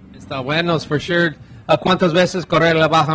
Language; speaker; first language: Spanish; non-native, learner; English